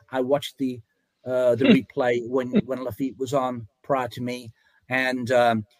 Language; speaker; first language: English; native; English